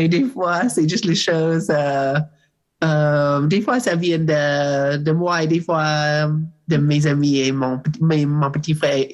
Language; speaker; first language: French; non-native, learner; English